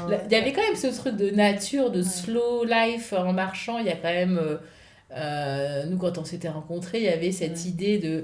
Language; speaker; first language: French; native; French